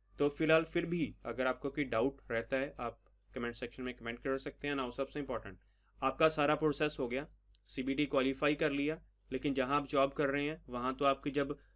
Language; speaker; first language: Hindi; non-native, local second language; Punjabi